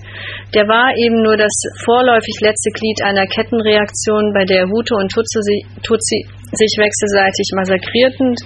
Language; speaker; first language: German; native; German